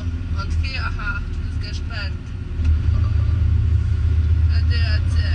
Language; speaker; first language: German; non-native, learner; Polish